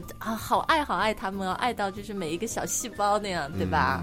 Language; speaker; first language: Chinese; native; Chinese